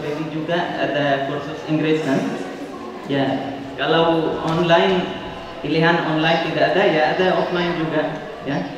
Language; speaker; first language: Indonesian; non-native, fluent; Arabic